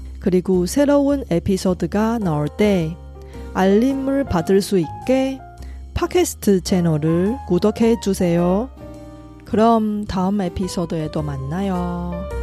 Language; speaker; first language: Korean; non-native, fluent; Chinese